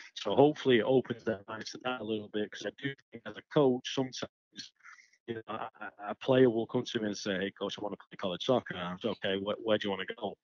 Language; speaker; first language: English; native; English